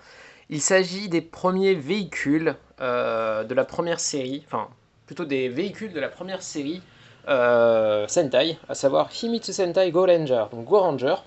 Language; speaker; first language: French; native; French